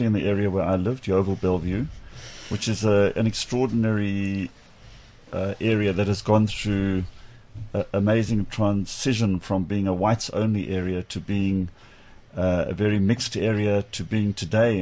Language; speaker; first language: English; native; English